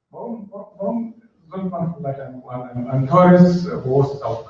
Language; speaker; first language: German; non-native, fluent; Arabic